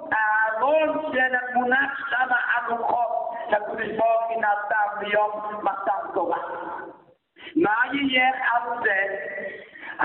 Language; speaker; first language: Hebrew; non-native, fluent; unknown